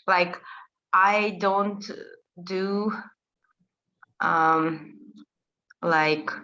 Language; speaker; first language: English; non-native, learner; Russian